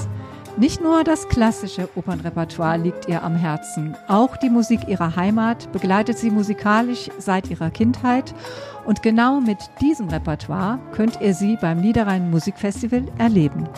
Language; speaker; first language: German; native; German